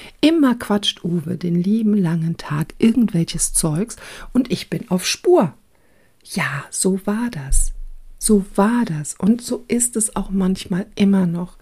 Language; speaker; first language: German; early bilingual, other home language; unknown